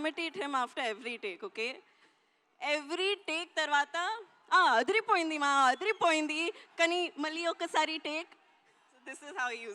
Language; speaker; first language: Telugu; non-native, learner; Hindi